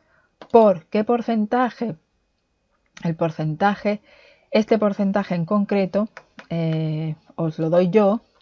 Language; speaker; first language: Spanish; native; Spanish